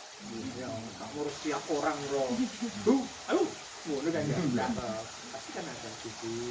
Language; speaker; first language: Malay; non-native, local second language; Javanese